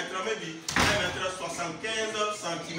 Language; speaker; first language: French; non-native, fluent; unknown